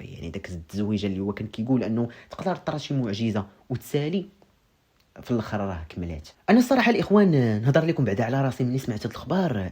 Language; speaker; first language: Arabic; native; Arabic